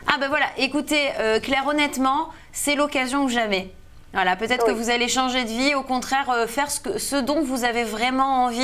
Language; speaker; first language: French; native; French